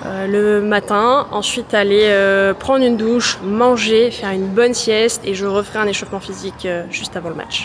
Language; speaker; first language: French; native; French